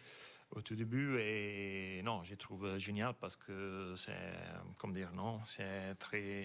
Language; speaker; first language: French; non-native, fluent; Italian